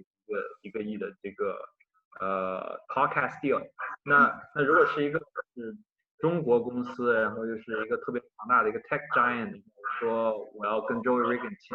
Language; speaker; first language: Chinese; native; Chinese